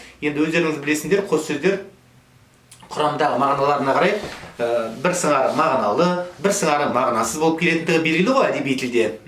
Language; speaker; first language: Kazakh; native; Kazakh